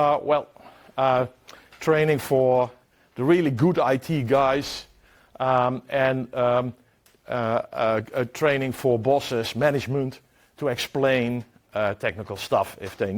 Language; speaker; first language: English; non-native, fluent; Dutch